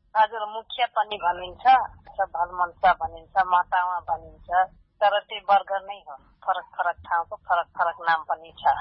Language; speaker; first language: Nepali; non-native, local second language; Rana Tharu